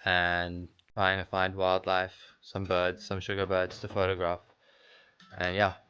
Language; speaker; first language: English; native; English